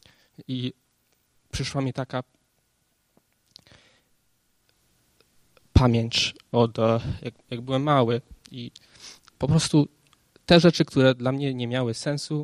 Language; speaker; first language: Polish; early bilingual, heritage; Polish